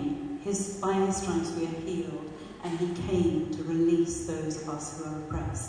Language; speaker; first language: English; non-native, local second language; Urdu